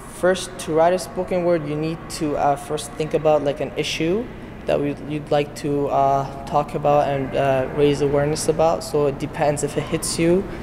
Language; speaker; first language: English; non-native, fluent; Kurdish